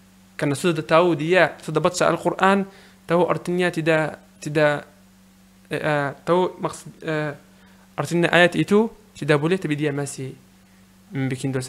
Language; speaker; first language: Indonesian; non-native, learner; Arabic